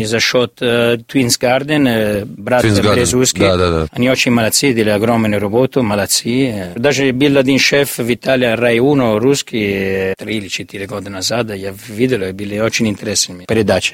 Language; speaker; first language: Russian; non-native, learner; Italian